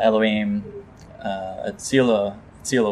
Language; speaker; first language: Hebrew; non-native, fluent; English